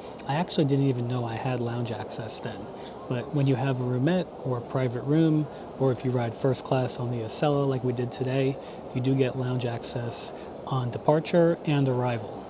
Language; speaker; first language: English; native; English